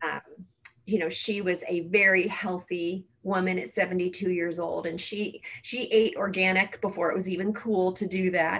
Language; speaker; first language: English; native; English